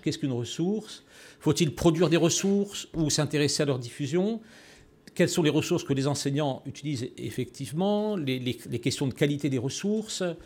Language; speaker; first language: French; native; French